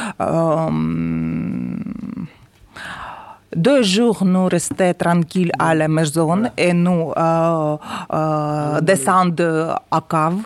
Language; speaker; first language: French; non-native, learner; Ukrainian